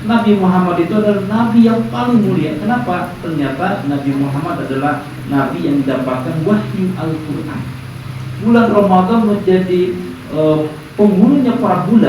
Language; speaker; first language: Indonesian; native; Indonesian